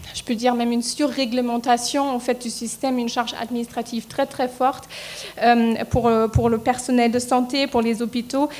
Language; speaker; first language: French; non-native, fluent; German